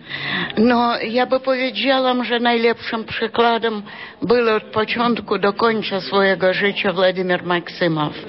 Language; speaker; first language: Polish; non-native, fluent; Russian